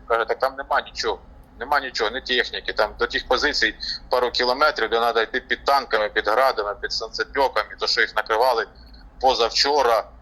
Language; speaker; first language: Ukrainian; non-native, local second language; Russian